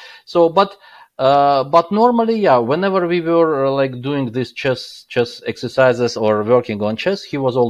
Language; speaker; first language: English; non-native, fluent; Azerbaijani